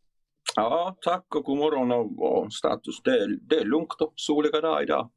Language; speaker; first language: Swedish; non-native, fluent; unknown